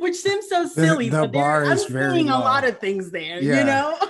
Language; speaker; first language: English; early bilingual, other home language; Spanish